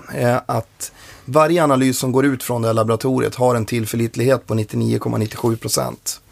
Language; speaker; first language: Swedish; native; Swedish